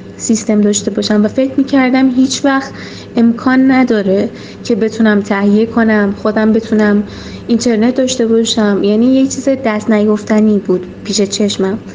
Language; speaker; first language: Persian; native; Persian